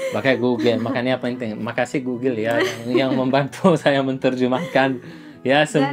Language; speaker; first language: Indonesian; non-native, fluent; Arabic